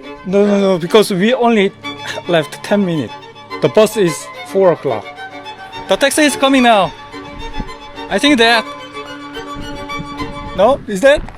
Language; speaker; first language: English; non-native, learner; Korean